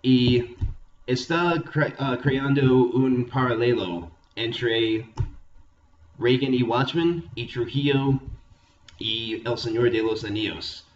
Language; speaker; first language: Spanish; non-native, fluent; English